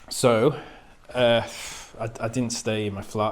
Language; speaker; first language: English; native; English